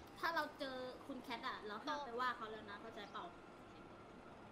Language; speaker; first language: Thai; native; Thai